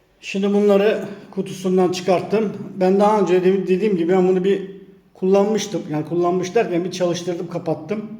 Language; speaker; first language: Turkish; native; Turkish